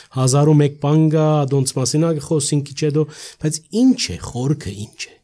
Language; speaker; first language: Armenian; early bilingual, heritage; Armenian